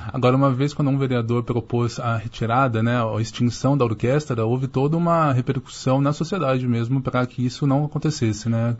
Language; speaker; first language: Portuguese; native; Portuguese